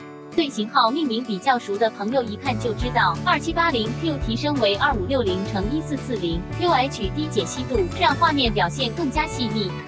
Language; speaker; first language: Chinese; native; Chinese